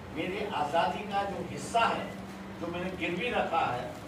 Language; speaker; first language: Hindi; non-native, local second language; Marathi